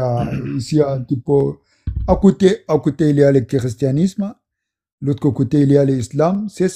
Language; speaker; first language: French; non-native, learner; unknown